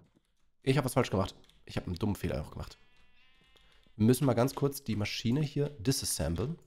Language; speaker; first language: German; native; German